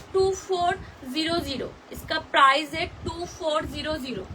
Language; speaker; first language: Hindi; non-native, local second language; Bangla